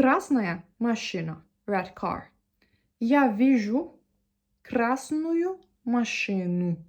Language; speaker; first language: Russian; non-native, fluent; Turkish